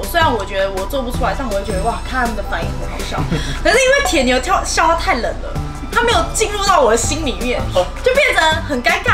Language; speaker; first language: Chinese; native; Chinese